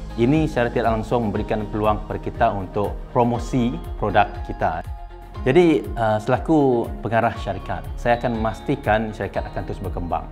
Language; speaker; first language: Malay; non-native, local second language; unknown